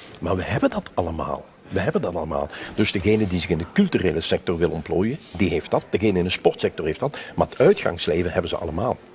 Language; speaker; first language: Dutch; non-native, local second language; Limburgish